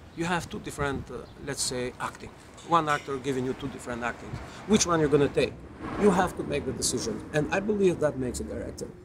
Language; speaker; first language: English; non-native, fluent; Albanian